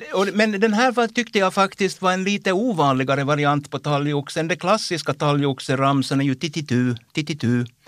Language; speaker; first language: Swedish; native; Swedish